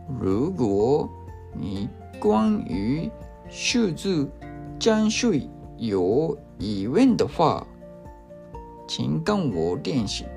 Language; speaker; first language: Chinese; non-native, fluent; Japanese